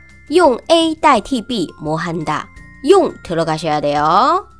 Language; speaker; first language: Korean; non-native, fluent; Chinese